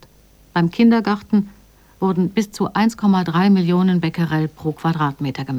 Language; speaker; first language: German; native; German